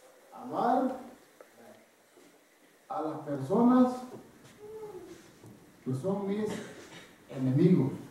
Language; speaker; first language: Spanish; non-native, fluent; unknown